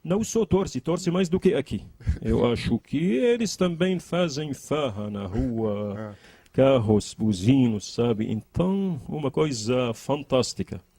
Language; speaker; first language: Portuguese; non-native, learner; Arabic